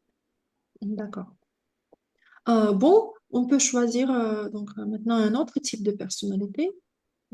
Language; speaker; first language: French; non-native, fluent; Russian